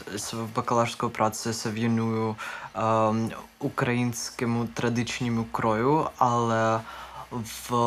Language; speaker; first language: Czech; non-native, learner; Ukrainian